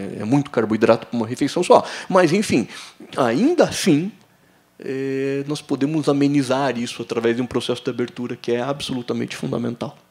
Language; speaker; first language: Portuguese; native; Portuguese